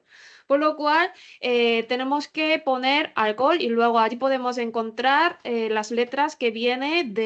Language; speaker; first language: Spanish; non-native, learner; Korean